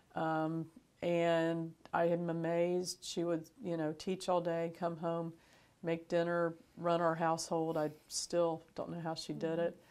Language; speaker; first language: English; native; English